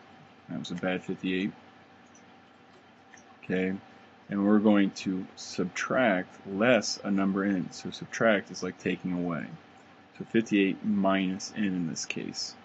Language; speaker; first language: English; native; English